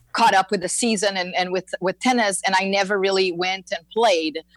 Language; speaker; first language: English; non-native, fluent; Portuguese